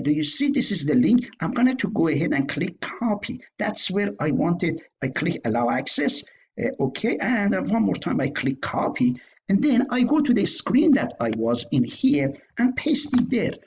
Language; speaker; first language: English; non-native, fluent; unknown